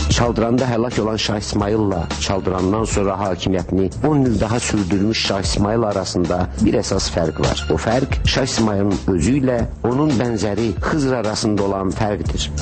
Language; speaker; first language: Azerbaijani; native; Azerbaijani